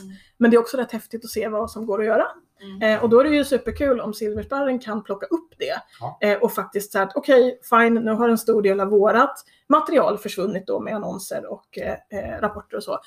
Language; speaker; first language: Swedish; native; Swedish